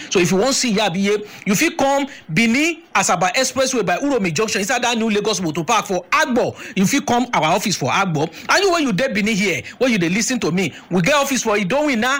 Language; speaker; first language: Nigerian Pidgin; native; Nigerian Pidgin